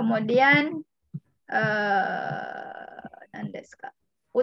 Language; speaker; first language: Indonesian; native; Indonesian